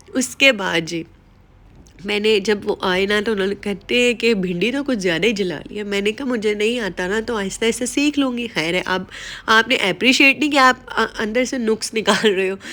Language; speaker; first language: Urdu; non-native, local second language; Punjabi